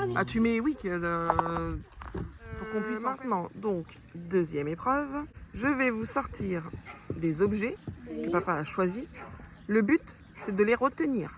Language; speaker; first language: French; native; French